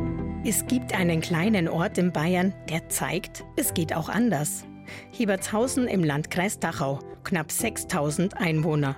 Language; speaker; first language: German; native; German